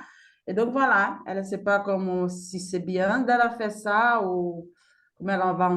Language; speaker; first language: French; non-native, fluent; Portuguese